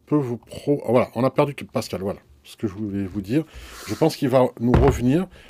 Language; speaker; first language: French; native; French